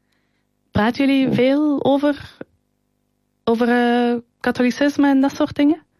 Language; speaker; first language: Dutch; native; Dutch